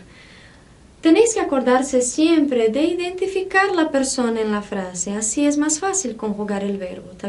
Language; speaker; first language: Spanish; non-native, fluent; Portuguese